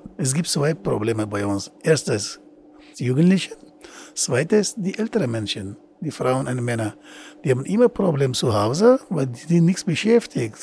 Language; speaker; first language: German; non-native, learner; Persian